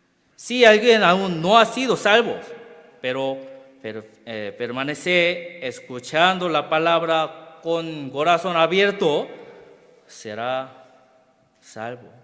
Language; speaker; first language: Spanish; non-native, learner; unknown